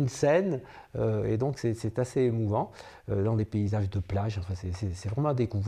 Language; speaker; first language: French; native; French